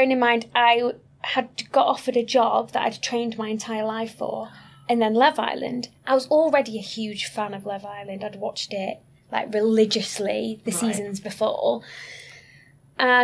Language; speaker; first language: English; native; English